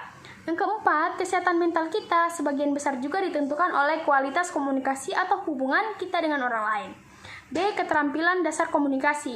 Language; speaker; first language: Indonesian; native; Indonesian